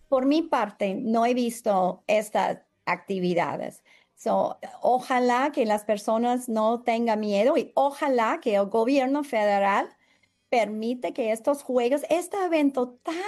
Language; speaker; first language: Spanish; non-native, learner; English